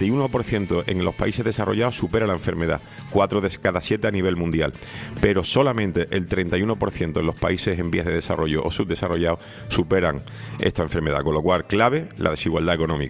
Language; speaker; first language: Spanish; native; Spanish